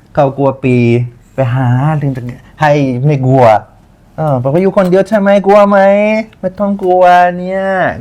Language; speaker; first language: Thai; non-native, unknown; Persian